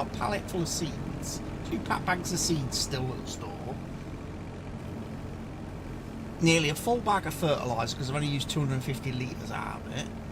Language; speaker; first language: English; native; English